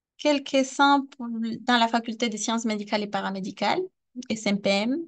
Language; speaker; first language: French; non-native, fluent; Spanish